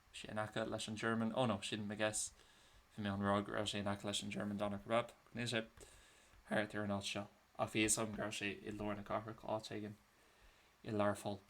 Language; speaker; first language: Irish; native; Irish